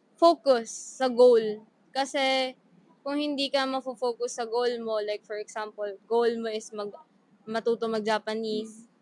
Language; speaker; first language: Filipino; non-native, local second language; Bikol